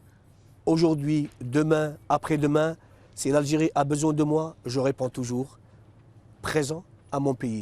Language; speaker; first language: French; non-native, local second language; Arabic